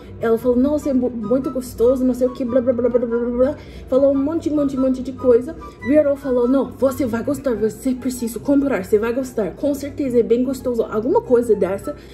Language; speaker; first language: Portuguese; non-native, fluent; English